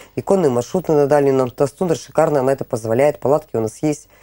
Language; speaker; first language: Russian; native; Russian